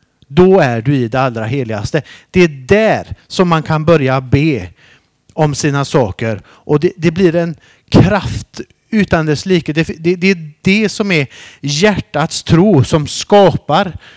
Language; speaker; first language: Swedish; native; Swedish